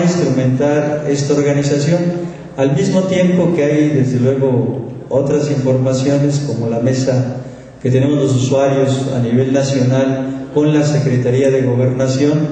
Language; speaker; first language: Spanish; native; Spanish